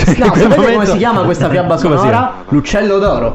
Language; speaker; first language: Italian; native; Italian